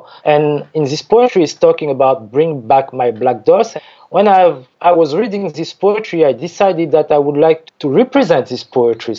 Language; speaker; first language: English; non-native, fluent; French